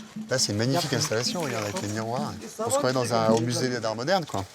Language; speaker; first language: French; native; French